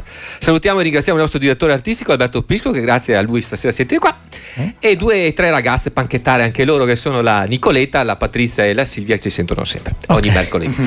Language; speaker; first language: Italian; native; Italian